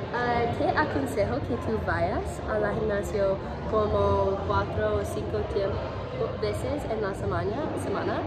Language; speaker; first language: Spanish; non-native, learner; English